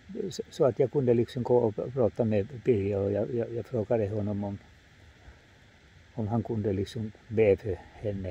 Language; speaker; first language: Swedish; non-native, fluent; Finnish